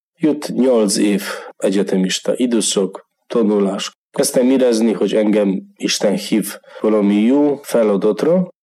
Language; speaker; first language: Hungarian; non-native, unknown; Polish